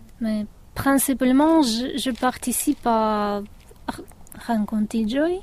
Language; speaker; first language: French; non-native, learner; Russian